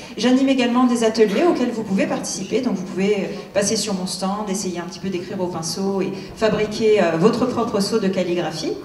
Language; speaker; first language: French; native; French